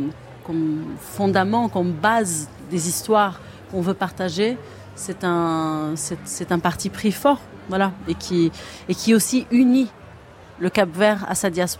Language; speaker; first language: French; non-native, fluent; Kabuverdianu